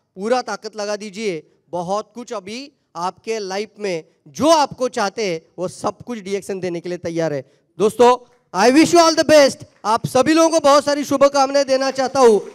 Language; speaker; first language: Hindi; non-native, local second language; Marathi